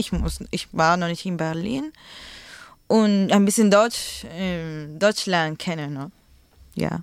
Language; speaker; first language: German; non-native, learner; Spanish